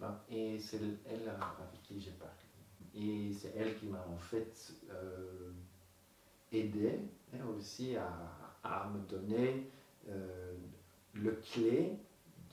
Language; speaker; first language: French; non-native, local second language; Dutch